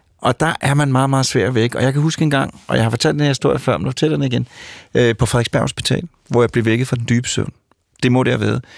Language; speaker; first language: Danish; native; Danish